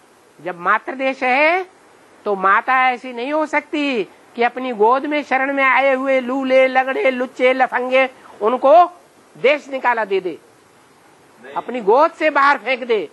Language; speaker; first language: Hindi; native; Hindi